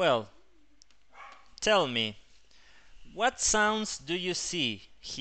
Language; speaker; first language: English; non-native, fluent; Spanish